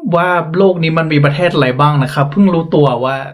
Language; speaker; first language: Thai; non-native, fluent; English